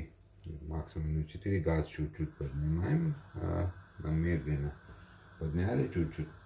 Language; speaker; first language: Russian; non-native, learner; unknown